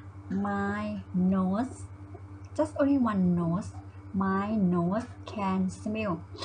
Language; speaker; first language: English; non-native, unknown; Thai